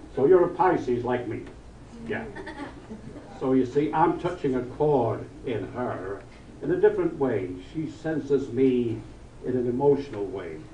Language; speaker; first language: English; native; English